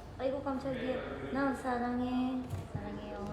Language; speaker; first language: Korean; non-native, learner; Indonesian